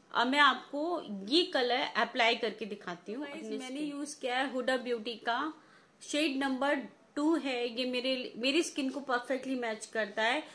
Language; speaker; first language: Hindi; native; Hindi